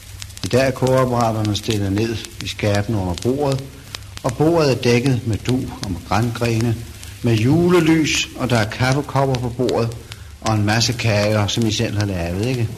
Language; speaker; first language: Danish; native; Danish